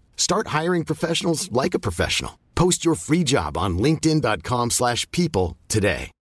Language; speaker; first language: English; early bilingual, other home language; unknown